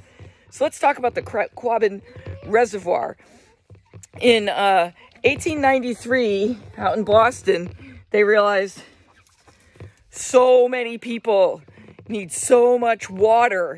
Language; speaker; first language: English; native; English